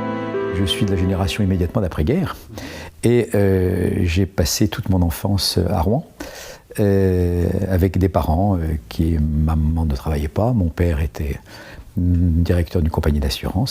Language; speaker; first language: French; native; French